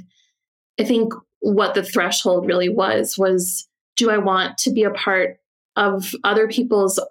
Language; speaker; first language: English; native; English